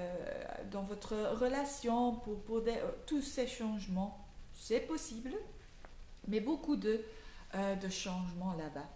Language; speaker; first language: French; non-native, local second language; Dutch